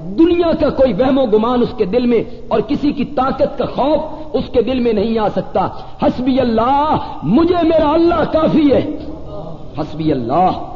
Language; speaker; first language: Urdu; non-native, local second language; Punjabi